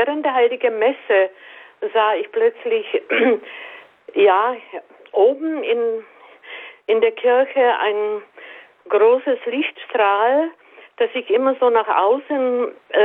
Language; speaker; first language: German; native; German